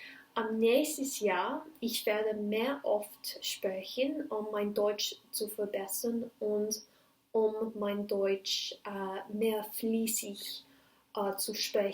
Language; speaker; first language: German; non-native, learner; English